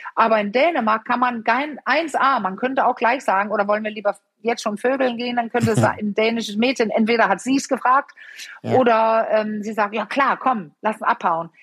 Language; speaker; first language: German; non-native, fluent; Danish